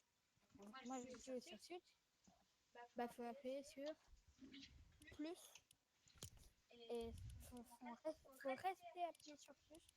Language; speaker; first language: French; native; French